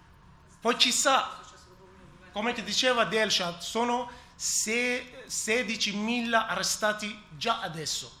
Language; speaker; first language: Italian; non-native, learner; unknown